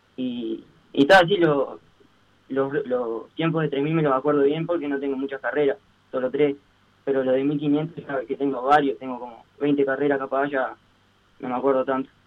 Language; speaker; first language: Spanish; native; Spanish